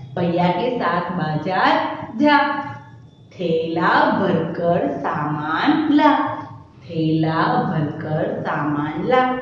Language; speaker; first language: Hindi; non-native, local second language; Gujarati